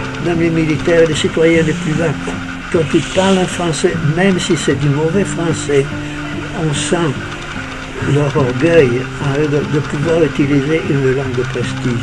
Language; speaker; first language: French; native; French